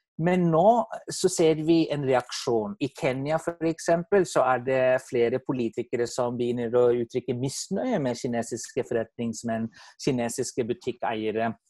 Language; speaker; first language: Norwegian; non-native, fluent; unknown